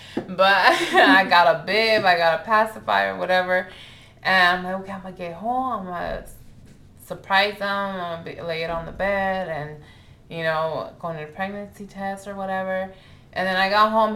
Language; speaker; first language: English; early bilingual, other home language; Spanish